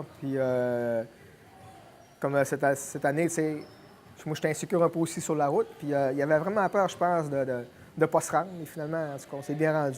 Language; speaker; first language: French; native; French